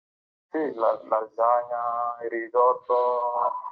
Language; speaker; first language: Italian; non-native, learner; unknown